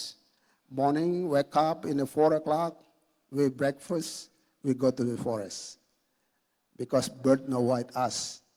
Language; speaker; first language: English; non-native, learner; Indonesian